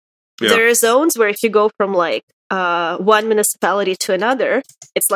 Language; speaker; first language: English; non-native, fluent; Russian